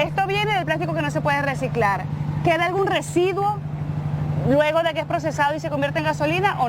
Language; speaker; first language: Spanish; native; Spanish